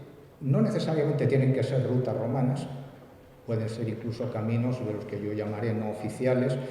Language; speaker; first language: Spanish; native; Spanish